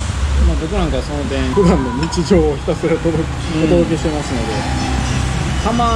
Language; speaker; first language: Japanese; native; Japanese